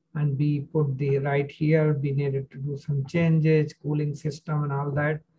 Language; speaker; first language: English; non-native, local second language; Hindi